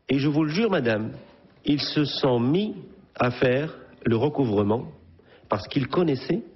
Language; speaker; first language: French; non-native, local second language; Arabic